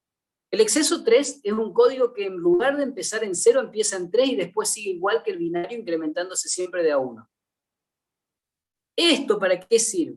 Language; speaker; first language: Spanish; native; Spanish